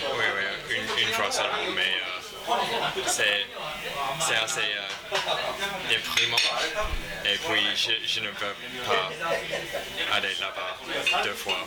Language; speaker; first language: French; non-native, learner; English